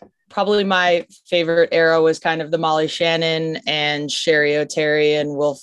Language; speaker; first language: English; native; English